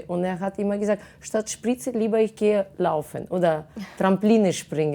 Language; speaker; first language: German; non-native, fluent; Russian